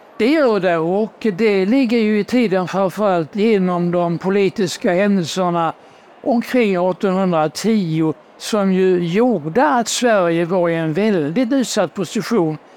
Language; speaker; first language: Swedish; native; Swedish